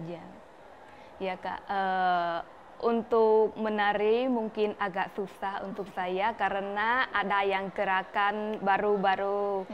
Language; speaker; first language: Indonesian; non-native, learner; Khmer